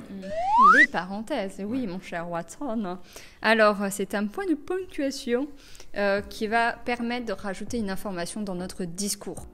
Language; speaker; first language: French; native; French